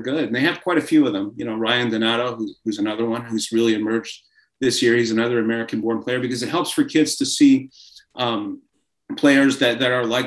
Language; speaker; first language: English; native; English